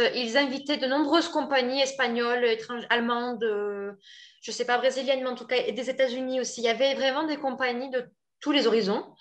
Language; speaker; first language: French; native; French